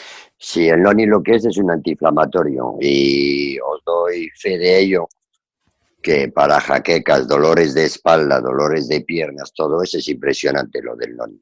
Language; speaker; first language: Spanish; native; Spanish